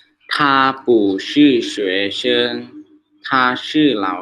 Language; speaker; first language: Chinese; non-native, learner; Lao